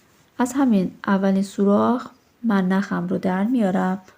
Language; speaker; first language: Persian; native; Persian